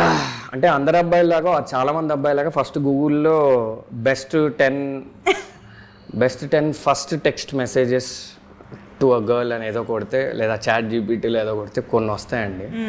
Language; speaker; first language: Telugu; native; Telugu